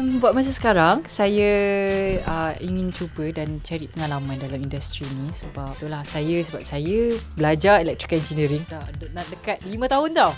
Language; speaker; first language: Malay; non-native, local second language; Min Nan Chinese